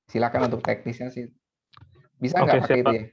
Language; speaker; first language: Indonesian; native; Indonesian